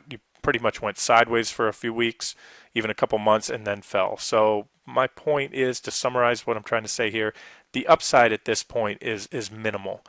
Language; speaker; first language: English; native; English